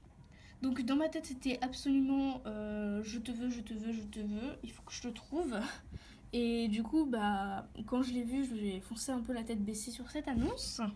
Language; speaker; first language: French; native; French